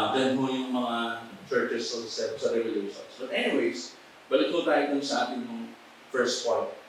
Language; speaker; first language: Filipino; native; Filipino